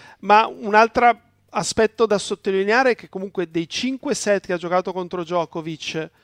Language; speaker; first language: Italian; native; Italian